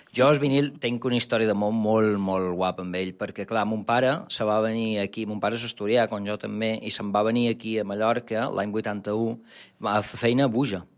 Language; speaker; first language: Catalan; non-native, local second language; Spanish